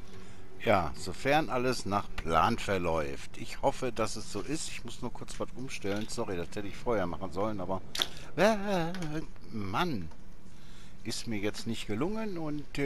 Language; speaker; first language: German; native; German